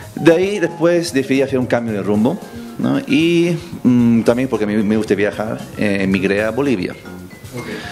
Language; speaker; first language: Spanish; early bilingual, other home language; English